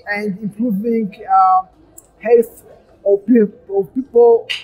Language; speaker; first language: English; non-native, local second language; Kinyarwanda